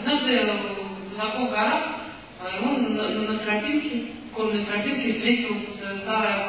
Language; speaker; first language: Russian; native; Russian